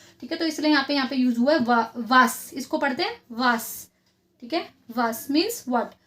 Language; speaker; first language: Hindi; native; Hindi